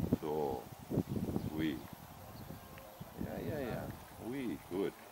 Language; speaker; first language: French; non-native, learner; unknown